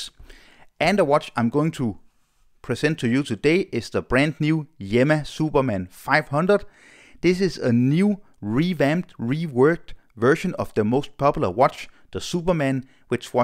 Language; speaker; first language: English; non-native, fluent; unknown